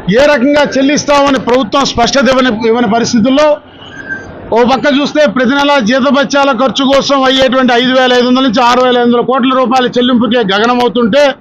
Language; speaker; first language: Telugu; native; Telugu